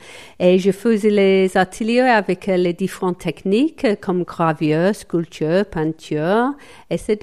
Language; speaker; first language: French; non-native, fluent; English